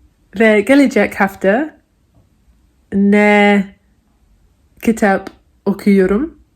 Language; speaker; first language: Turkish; non-native, learner; English